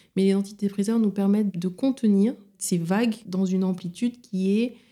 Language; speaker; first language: French; non-native, local second language; Wolof